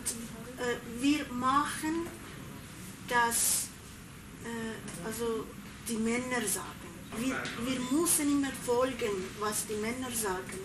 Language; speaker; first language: German; non-native, learner; Persian